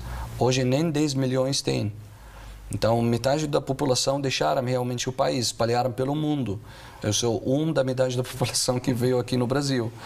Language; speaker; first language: Portuguese; non-native, fluent; Arabic